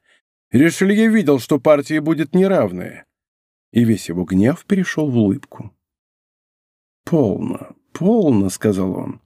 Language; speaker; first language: Russian; native; Russian